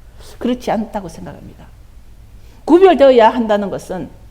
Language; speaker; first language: Korean; native; Korean